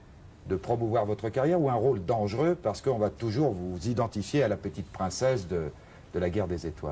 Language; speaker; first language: French; native; French